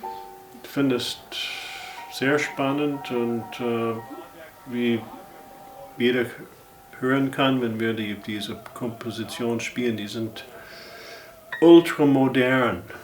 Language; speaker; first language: German; non-native, fluent; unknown